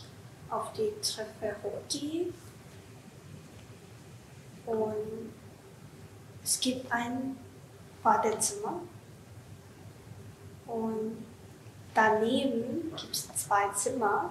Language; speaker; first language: German; non-native, learner; Japanese